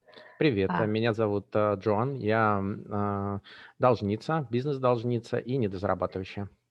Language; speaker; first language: Russian; native; Russian